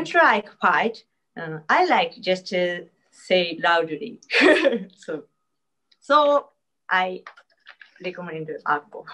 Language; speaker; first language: English; non-native, learner; Japanese